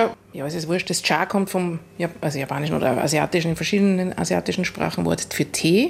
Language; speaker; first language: German; native; German